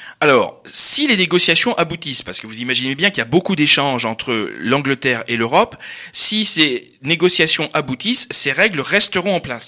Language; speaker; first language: French; native; French